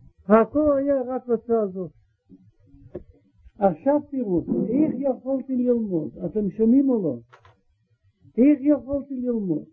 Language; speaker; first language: Hebrew; non-native, learner; Russian